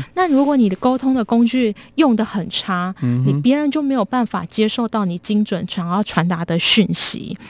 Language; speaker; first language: Chinese; non-native, local second language; Min Nan Chinese